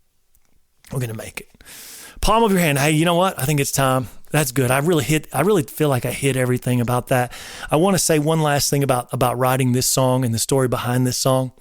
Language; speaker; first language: English; native; English